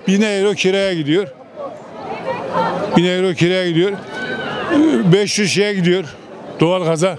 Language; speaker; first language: Turkish; native; Turkish